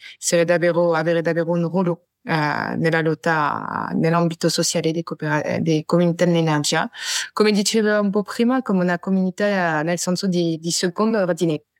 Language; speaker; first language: Italian; non-native, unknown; French